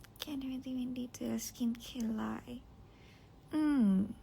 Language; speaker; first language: English; non-native, learner; Thai